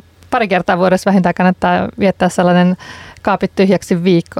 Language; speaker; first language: Finnish; native; Finnish